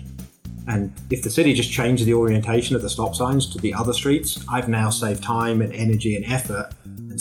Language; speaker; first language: English; native; English